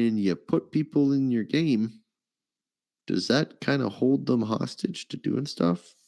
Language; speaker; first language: English; native; English